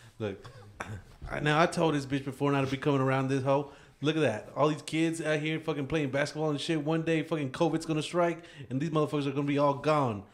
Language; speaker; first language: English; early bilingual, other home language; Spanish